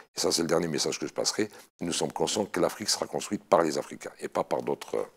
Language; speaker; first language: French; non-native, local second language; Arabic